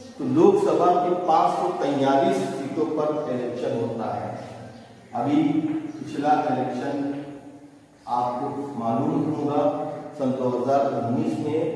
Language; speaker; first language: Urdu; native; Urdu